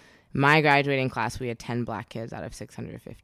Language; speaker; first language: English; native; English